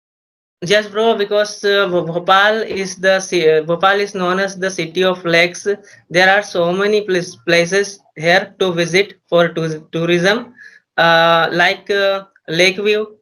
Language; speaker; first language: English; non-native, learner; Hindi